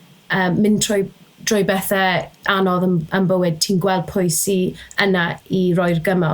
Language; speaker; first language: Welsh; native; Welsh